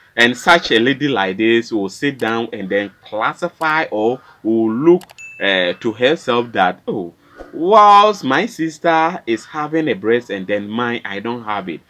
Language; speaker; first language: English; non-native, local second language; Akan